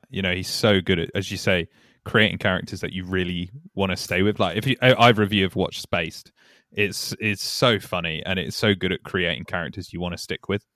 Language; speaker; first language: English; native; English